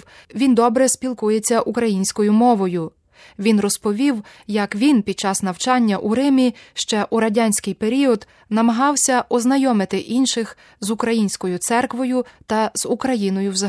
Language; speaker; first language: Ukrainian; native; Ukrainian